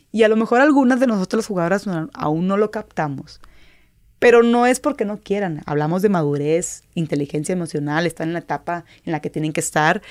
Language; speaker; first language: Spanish; native; Spanish